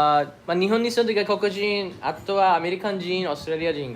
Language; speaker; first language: Japanese; non-native, fluent; English